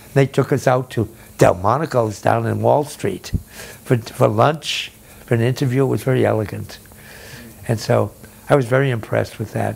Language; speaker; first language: English; native; English